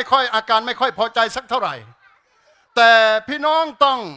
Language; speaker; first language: Thai; non-native, local second language; Malay